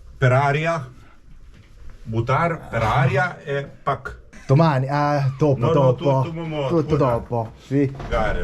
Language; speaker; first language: Italian; non-native, learner; Korean